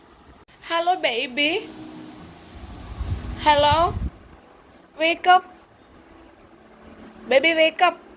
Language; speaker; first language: English; non-native, learner; Malayalam